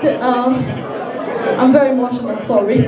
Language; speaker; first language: English; non-native, learner; Portuguese